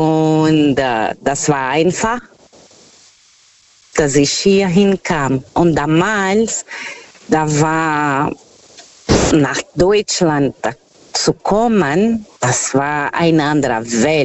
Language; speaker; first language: German; non-native, learner; Portuguese